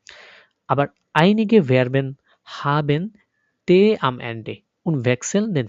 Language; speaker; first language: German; non-native, fluent; Bangla